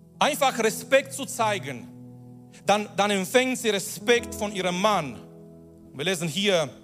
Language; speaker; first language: German; non-native, fluent; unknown